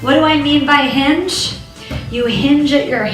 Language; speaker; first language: English; native; English